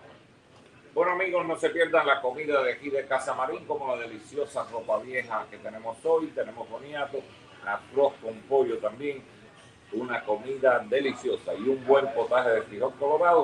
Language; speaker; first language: Spanish; native; Spanish